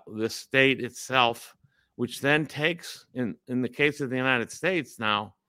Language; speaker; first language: English; native; English